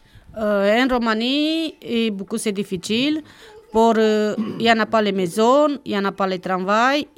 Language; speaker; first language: French; non-native, learner; Romanian